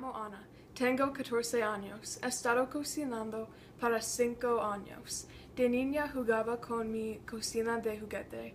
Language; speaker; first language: Spanish; non-native, learner; English